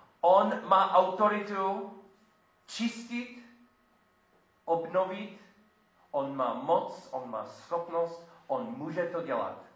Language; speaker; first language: Czech; non-native, fluent; English